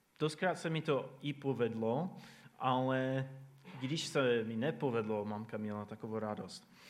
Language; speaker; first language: Czech; non-native, fluent; English